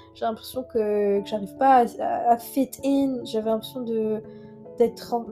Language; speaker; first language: French; non-native, local second language; Arabic